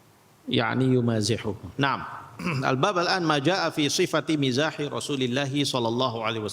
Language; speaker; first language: Arabic; non-native, fluent; Indonesian